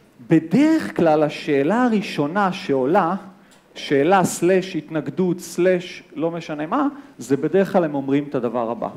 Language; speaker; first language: Hebrew; native; Hebrew